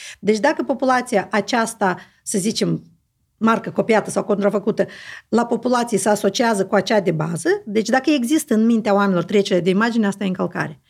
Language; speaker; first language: Romanian; native; Romanian